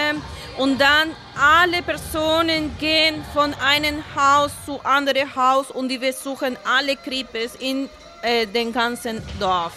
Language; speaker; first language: German; non-native, fluent; Spanish